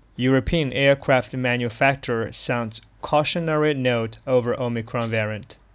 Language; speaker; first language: English; non-native, fluent; Chinese